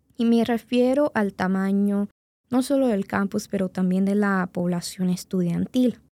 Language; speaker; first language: Spanish; native; Spanish